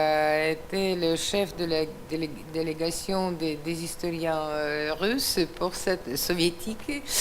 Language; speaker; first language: French; non-native, fluent; Russian